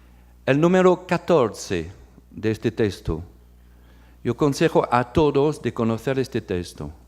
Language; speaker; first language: Spanish; non-native, fluent; French